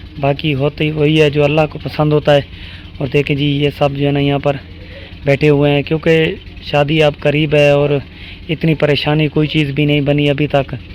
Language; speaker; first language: Urdu; non-native, local second language; Punjabi